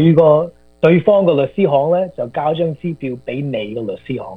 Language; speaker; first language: Chinese; early bilingual, heritage; Cantonese